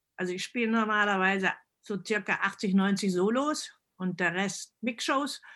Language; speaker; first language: German; early bilingual, other home language; Italian